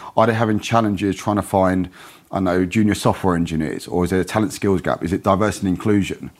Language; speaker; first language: English; native; English